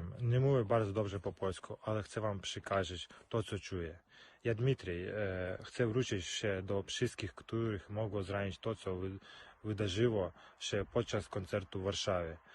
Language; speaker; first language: Polish; non-native, learner; Ukrainian